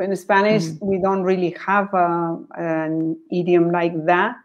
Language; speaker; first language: English; non-native, fluent; Spanish